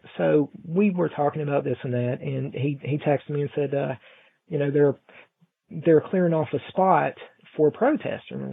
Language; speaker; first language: English; native; English